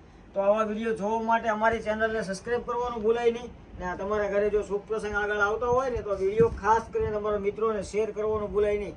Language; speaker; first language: Gujarati; native; Gujarati